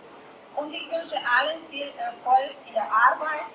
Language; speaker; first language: German; non-native, fluent; Bulgarian